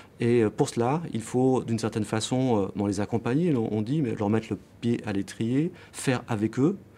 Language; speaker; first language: French; native; French